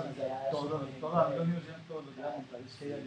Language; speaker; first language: Spanish; native; Spanish